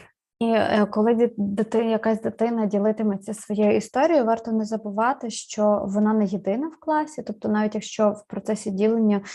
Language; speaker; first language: Ukrainian; native; Ukrainian